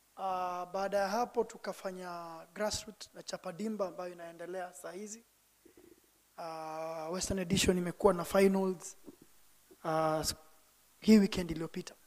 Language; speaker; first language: Swahili; non-native, local second language; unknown